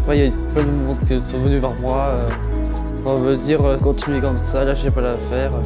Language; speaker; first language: French; native; French